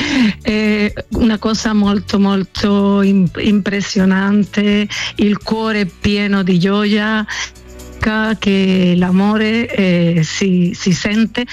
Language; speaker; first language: Italian; non-native, fluent; Spanish